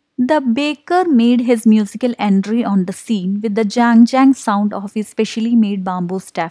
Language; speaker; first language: English; non-native, local second language; Malayalam